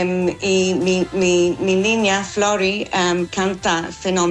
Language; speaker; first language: Spanish; non-native, learner; English